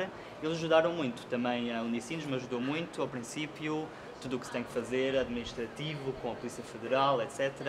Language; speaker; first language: Portuguese; early bilingual, heritage; Portuguese